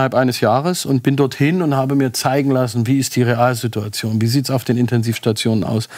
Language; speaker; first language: German; native; German